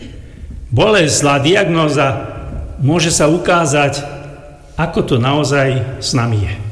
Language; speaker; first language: Slovak; native; Slovak